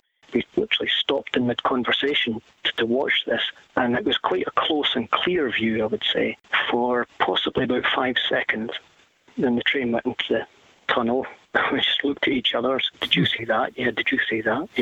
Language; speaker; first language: English; native; English